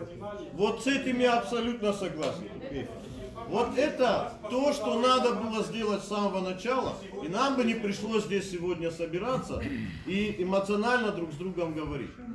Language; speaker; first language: Russian; native; Russian